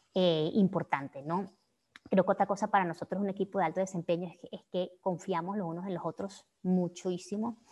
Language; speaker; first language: Spanish; native; Spanish